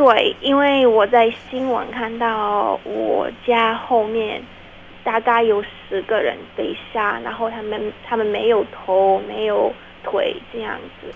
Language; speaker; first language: Chinese; non-native, fluent; Ukrainian